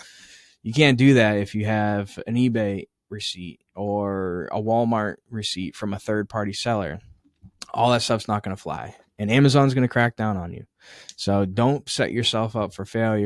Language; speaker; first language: English; native; English